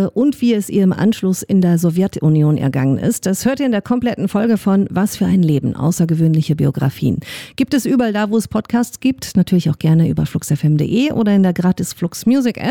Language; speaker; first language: German; native; German